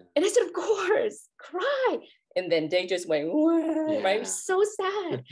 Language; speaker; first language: English; native; English